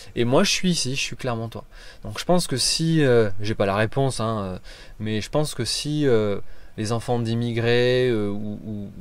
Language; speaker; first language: French; native; French